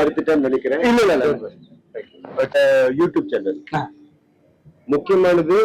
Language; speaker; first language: Tamil; non-native, local second language; Punjabi